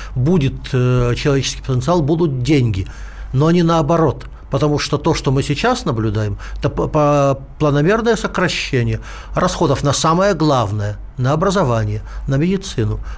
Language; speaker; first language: Russian; native; Russian